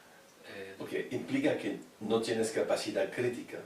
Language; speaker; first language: Spanish; non-native, fluent; French